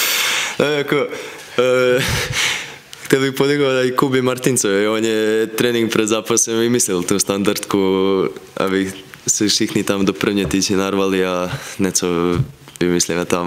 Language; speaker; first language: Czech; non-native, fluent; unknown